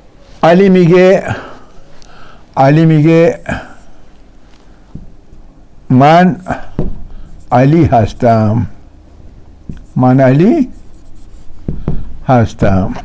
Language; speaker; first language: Persian; non-native, fluent; Urdu